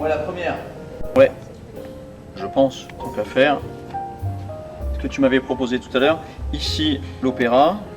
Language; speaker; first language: French; native; French